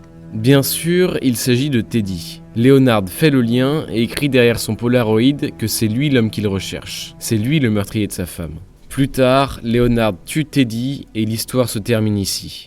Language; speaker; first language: French; native; French